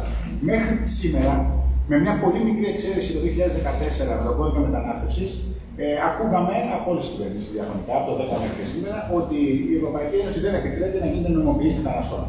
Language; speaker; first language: Greek; native; Greek